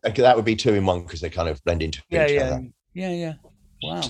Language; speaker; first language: English; native; English